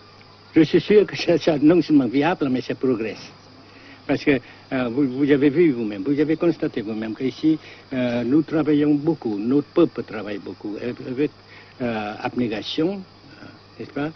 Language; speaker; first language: French; non-native, local second language; Vietnamese